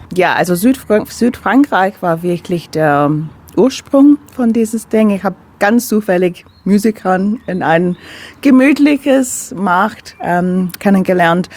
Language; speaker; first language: German; non-native, fluent; English